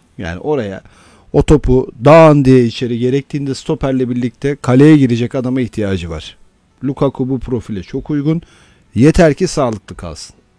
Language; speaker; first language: Turkish; native; Turkish